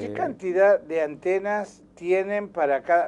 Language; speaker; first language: Spanish; native; Spanish